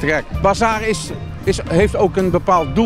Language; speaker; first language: Dutch; native; Dutch